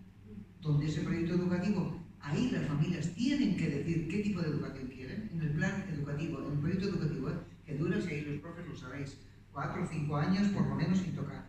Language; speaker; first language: Spanish; native; Spanish